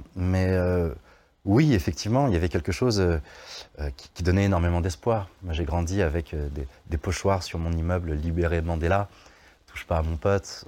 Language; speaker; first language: French; native; French